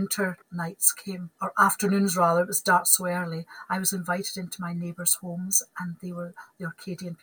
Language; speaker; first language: English; native; English